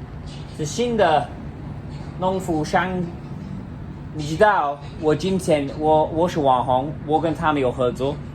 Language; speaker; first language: Chinese; non-native, learner; English